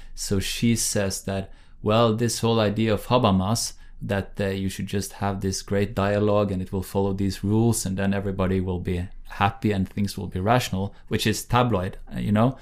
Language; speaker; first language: English; non-native, fluent; Norwegian